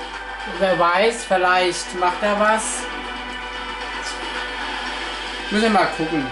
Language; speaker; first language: German; non-native, fluent; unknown